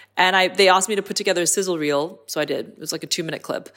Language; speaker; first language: English; non-native, local second language; Cantonese